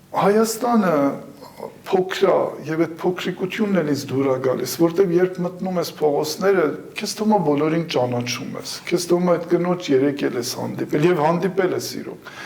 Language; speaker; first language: Armenian; early bilingual, heritage; Armenian